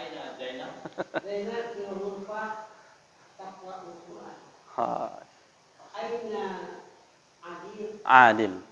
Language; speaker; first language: Arabic; non-native, learner; Indonesian